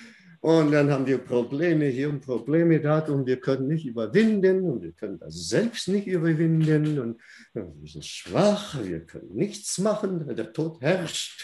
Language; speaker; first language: German; non-native, fluent; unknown